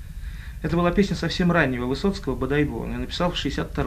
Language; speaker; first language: Russian; native; Russian